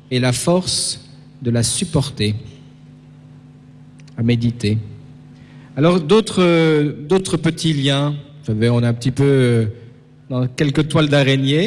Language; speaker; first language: French; native; French